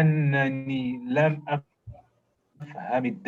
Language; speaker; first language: Arabic; non-native, learner; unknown